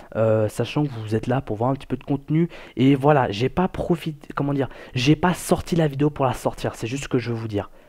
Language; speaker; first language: French; native; French